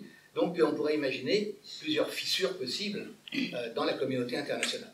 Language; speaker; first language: French; native; French